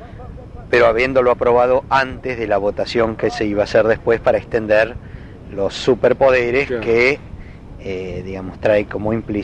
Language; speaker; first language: Spanish; native; Spanish